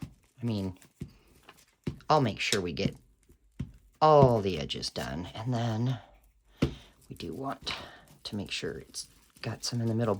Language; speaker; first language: English; native; English